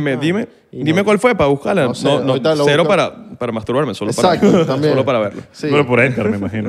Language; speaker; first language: Spanish; native; Spanish